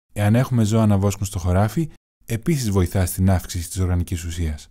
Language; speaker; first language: Greek; non-native, learner; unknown